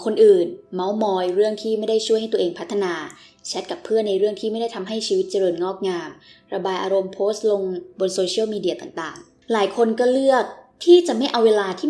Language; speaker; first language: Thai; native; Thai